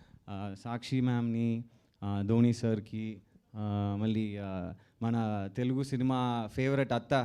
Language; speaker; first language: Telugu; non-native, learner; Tamil